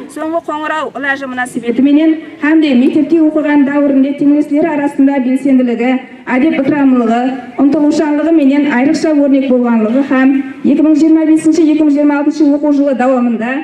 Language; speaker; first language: Uzbek; non-native, local second language; Kara-Kalpak